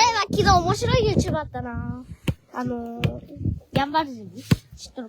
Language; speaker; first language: Japanese; native; Japanese